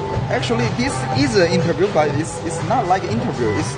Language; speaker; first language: English; non-native, learner; Korean